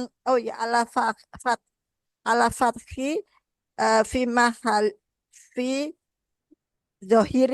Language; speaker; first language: Arabic; non-native, learner; Indonesian